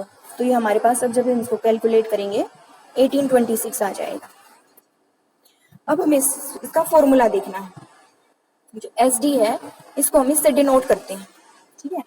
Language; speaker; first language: Hindi; native; Hindi